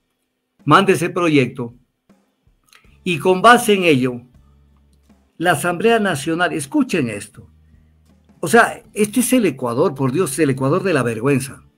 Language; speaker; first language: Spanish; native; Spanish